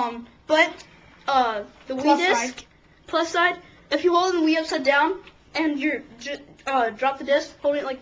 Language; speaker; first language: English; native; English